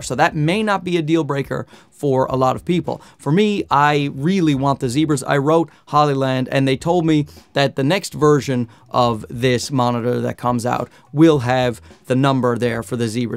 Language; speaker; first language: English; native; English